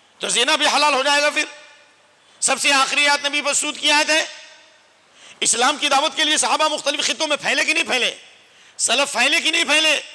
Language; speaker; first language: Urdu; native; Urdu